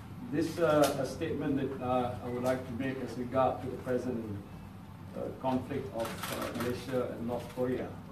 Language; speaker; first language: English; non-native, local second language; Malay